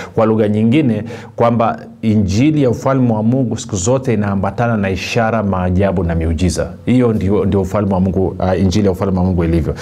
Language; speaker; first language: Swahili; native; Swahili